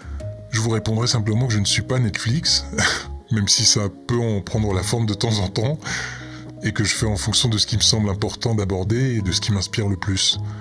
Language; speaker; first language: French; native; French